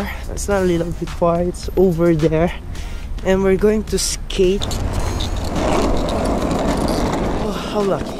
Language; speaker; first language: English; non-native, learner; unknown